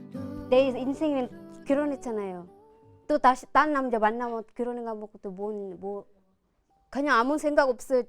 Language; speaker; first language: Korean; non-native, learner; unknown